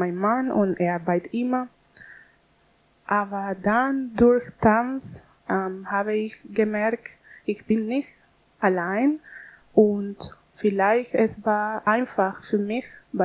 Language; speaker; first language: German; non-native, learner; Spanish